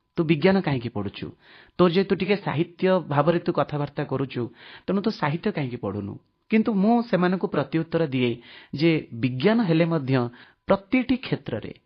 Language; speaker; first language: Odia; native; Odia